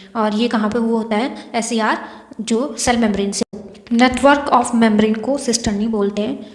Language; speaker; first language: Hindi; native; Hindi